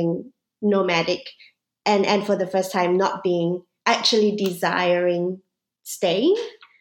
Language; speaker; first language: English; native; English